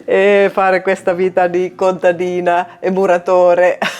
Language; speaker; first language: Italian; non-native, learner; Finnish